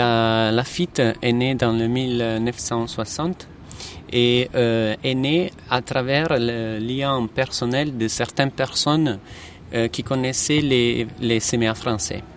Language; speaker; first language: French; non-native, fluent; Italian